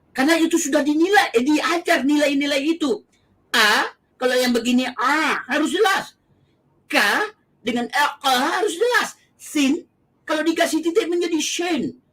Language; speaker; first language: Indonesian; non-native, local second language; Achinese